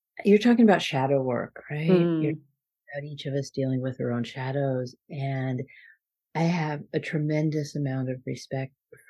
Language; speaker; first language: English; non-native, fluent; Spanish